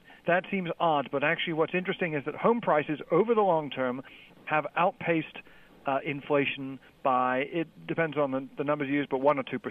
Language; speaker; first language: English; native; English